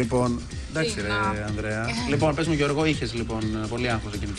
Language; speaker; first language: Greek; native; Greek